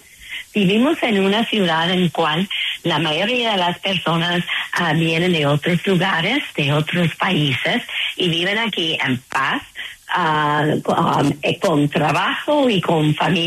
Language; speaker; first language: Spanish; non-native, fluent; English